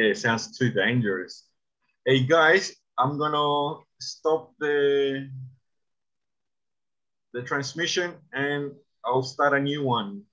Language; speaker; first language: English; non-native, fluent; Spanish